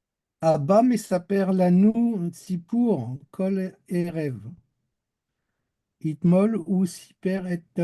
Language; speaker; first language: Hebrew; non-native, learner; French